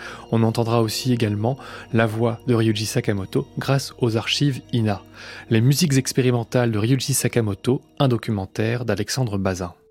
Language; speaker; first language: French; native; French